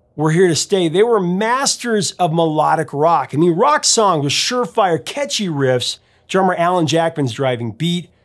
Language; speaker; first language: English; native; English